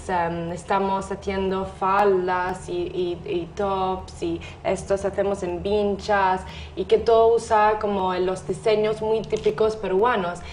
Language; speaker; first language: Spanish; non-native, fluent; English